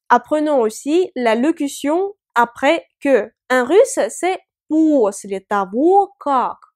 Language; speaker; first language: French; non-native, fluent; Russian